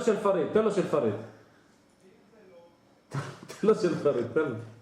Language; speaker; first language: Hebrew; native; Hebrew